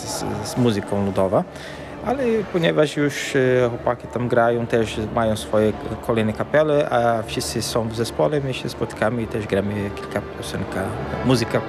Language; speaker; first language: Polish; early bilingual, heritage; Portuguese